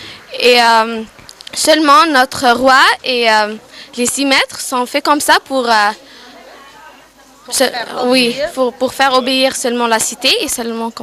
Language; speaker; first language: French; non-native, learner; Arabic